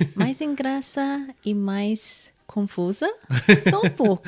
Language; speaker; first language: Portuguese; non-native, fluent; Korean